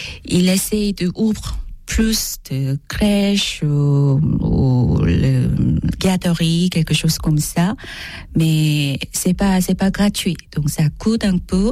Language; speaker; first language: French; non-native, learner; Korean